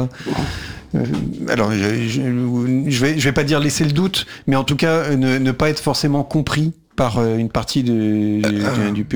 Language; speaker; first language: French; native; French